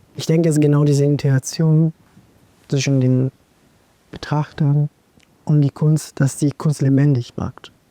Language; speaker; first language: German; non-native, fluent; Italian